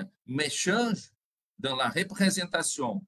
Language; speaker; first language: French; non-native, fluent; Portuguese